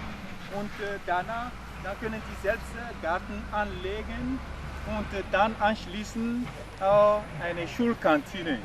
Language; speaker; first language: German; non-native, fluent; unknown